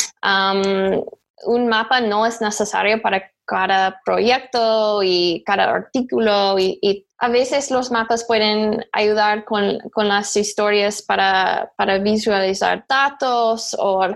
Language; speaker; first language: Spanish; non-native, learner; English